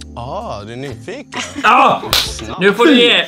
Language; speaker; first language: Swedish; non-native, fluent; Arabic